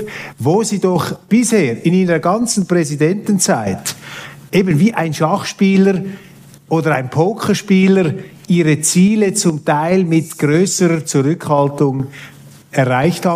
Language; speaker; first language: German; native; German